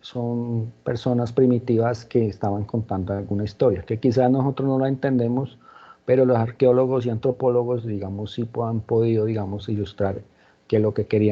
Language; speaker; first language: Spanish; native; Spanish